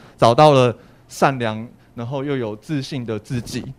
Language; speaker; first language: Chinese; native; Chinese